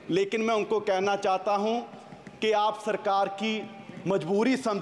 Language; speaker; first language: Hindi; native; Hindi